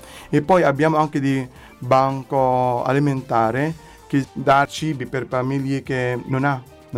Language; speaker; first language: Italian; non-native, learner; Filipino